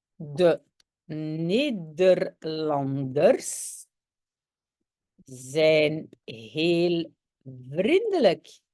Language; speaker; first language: Dutch; non-native, local second language; French